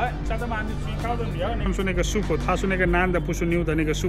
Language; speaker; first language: Chinese; non-native, learner; Nepali